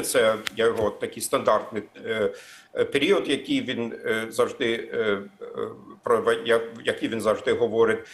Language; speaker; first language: Ukrainian; non-native, fluent; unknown